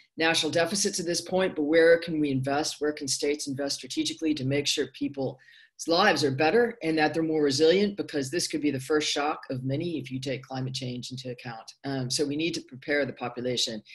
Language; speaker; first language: English; native; English